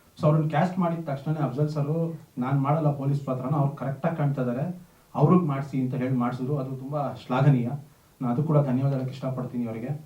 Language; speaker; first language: Kannada; native; Kannada